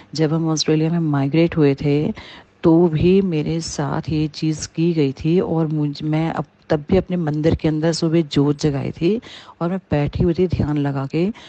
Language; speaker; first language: Hindi; native; Hindi